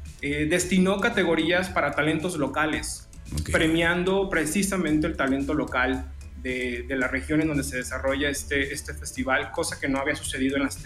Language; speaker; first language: Spanish; native; Spanish